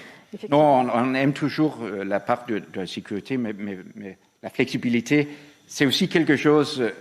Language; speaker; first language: French; non-native, fluent; Danish